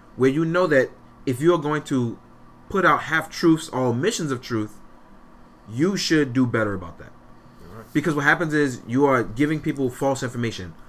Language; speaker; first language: English; native; English